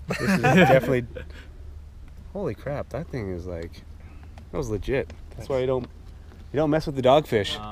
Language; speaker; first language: English; native; English